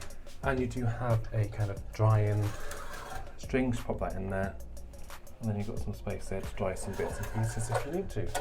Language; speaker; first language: English; native; English